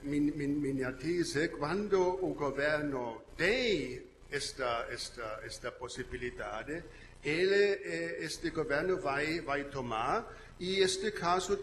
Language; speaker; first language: Portuguese; non-native, fluent; German